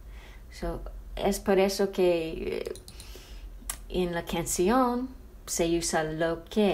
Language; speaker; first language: Spanish; non-native, fluent; English